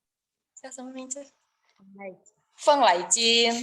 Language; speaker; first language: Chinese; non-native, learner; Indonesian